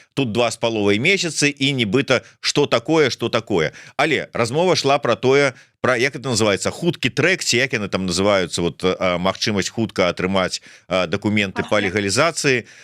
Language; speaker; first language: Belarusian; non-native, local second language; Russian